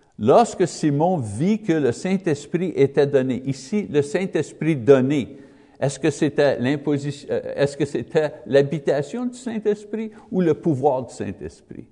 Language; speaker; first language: French; non-native, learner; English